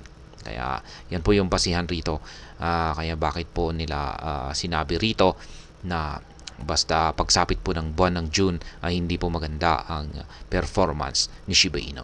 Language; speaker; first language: Filipino; native; Filipino